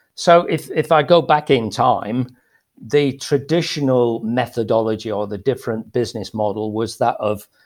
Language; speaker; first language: English; native; English